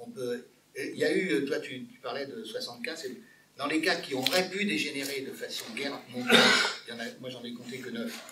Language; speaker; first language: French; native; French